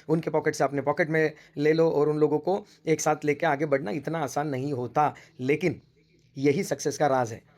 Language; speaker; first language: Hindi; non-native, local second language; Marathi